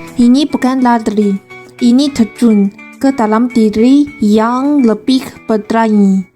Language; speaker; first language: Malay; non-native, learner; Chinese